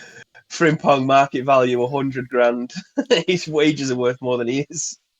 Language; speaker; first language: English; native; English